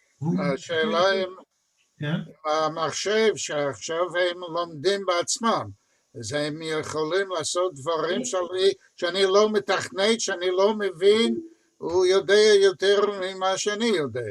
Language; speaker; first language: Hebrew; non-native, fluent; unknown